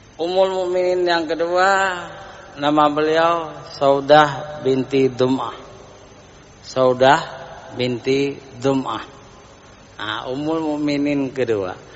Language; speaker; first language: Indonesian; non-native, local second language; Achinese